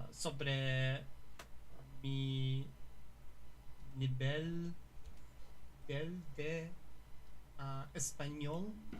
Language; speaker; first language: Spanish; non-native, learner; English